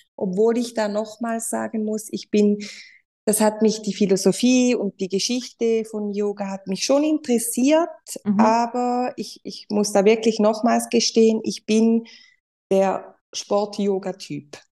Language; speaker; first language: German; non-native, fluent; Spanish